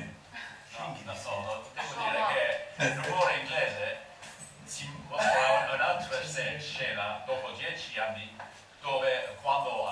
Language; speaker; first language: Italian; non-native, learner; English